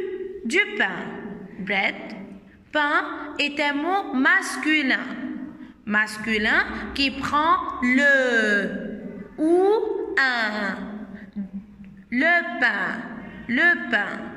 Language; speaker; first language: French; non-native, fluent; Arabic